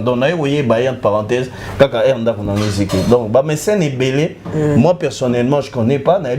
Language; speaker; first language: French; non-native, local second language; Lingala